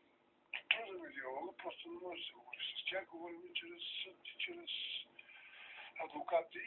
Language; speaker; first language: Bulgarian; native; Bulgarian